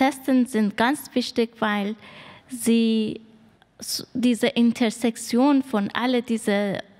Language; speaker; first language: German; non-native, learner; Persian